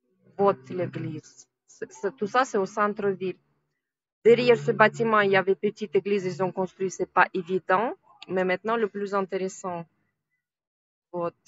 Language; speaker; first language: French; non-native, fluent; Russian